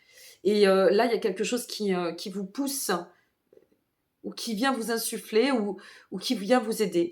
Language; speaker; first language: French; native; French